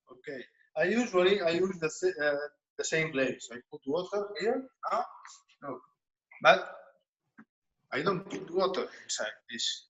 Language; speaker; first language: English; non-native, learner; Spanish